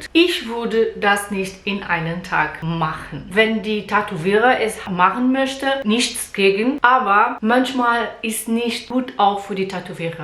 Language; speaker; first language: German; non-native, learner; Portuguese